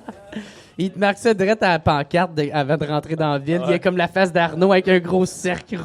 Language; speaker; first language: French; native; French